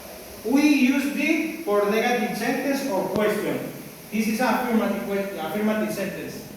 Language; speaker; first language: English; non-native, learner; Spanish